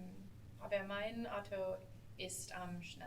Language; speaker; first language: German; non-native, learner; English